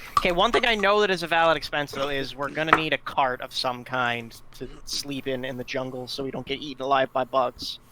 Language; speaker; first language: English; native; English